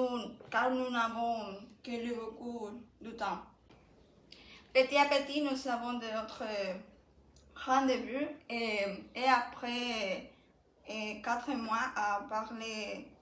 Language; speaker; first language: French; non-native, learner; Spanish